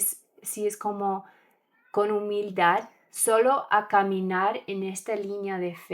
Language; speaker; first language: Spanish; non-native, learner; English